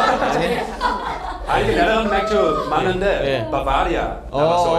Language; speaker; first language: Korean; non-native, learner; Dutch